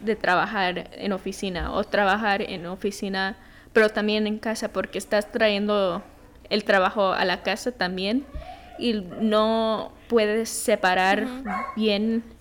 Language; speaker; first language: Spanish; early bilingual, heritage; Spanish